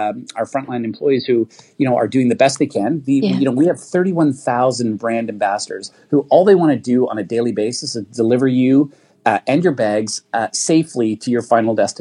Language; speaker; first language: English; native; English